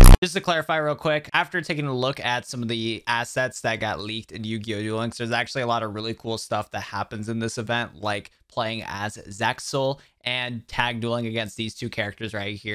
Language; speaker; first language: English; native; English